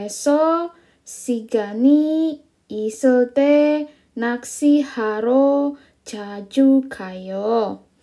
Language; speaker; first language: Korean; non-native, fluent; Indonesian